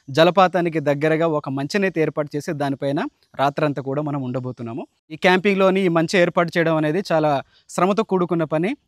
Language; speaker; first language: Telugu; non-native, local second language; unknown